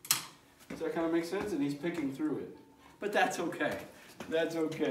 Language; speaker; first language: English; native; English